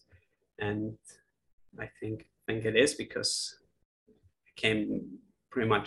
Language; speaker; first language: English; non-native, fluent; Polish